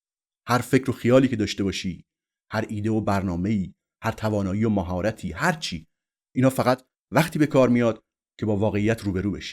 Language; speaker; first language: Persian; native; Persian